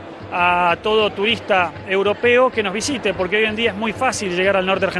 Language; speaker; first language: Spanish; native; Spanish